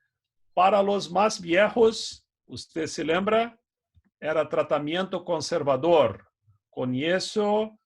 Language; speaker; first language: Spanish; non-native, fluent; Portuguese